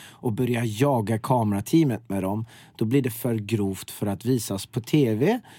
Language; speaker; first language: Swedish; early bilingual, other home language; Persian